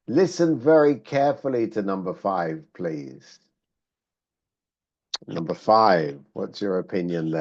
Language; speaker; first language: English; non-native, fluent; Spanish